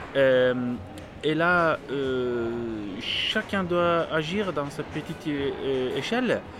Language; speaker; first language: French; non-native, fluent; Turkish